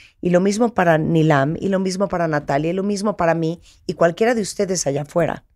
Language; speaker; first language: Spanish; native; Spanish